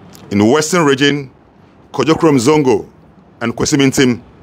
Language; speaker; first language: English; non-native, local second language; Hausa